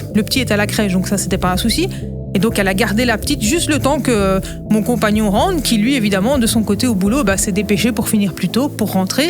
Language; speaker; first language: French; native; French